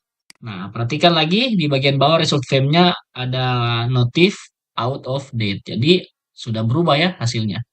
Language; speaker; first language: Indonesian; native; Indonesian